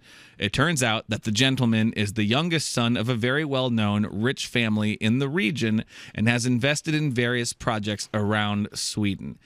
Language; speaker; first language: English; native; English